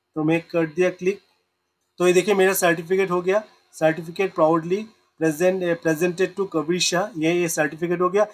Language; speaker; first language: Hindi; non-native, local second language; Assamese